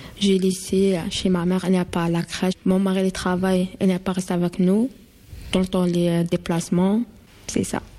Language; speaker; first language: French; non-native, learner; Arabic